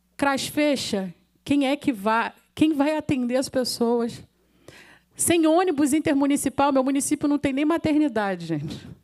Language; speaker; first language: Portuguese; native; Portuguese